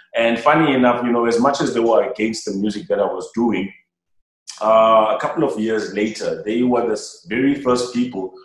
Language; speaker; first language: English; non-native, local second language; Xhosa